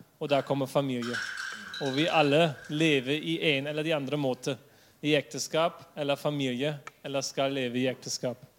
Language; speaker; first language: Norwegian; non-native, fluent; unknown